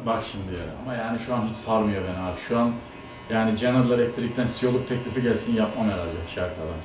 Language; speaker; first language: Turkish; native; Turkish